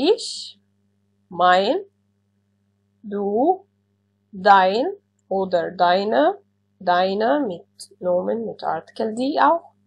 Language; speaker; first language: German; non-native, fluent; Arabic